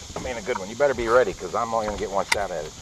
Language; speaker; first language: English; native; English